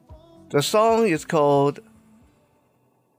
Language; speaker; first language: English; non-native, fluent; Chinese